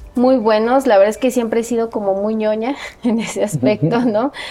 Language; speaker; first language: Spanish; native; Spanish